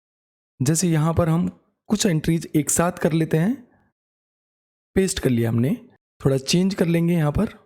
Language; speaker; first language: Hindi; native; Hindi